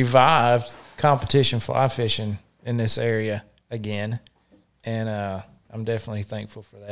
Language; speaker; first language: English; native; English